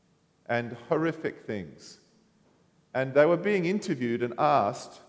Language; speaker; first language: English; native; English